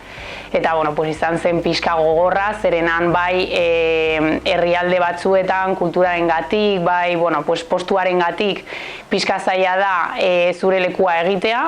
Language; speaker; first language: Basque; non-native, local second language; Spanish